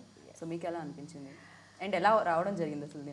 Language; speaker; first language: Telugu; native; Telugu